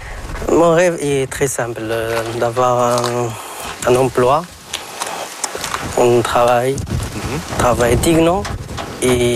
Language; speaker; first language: French; non-native, local second language; Arabic